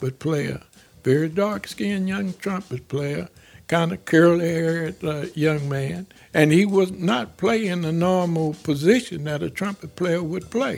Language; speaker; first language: English; native; English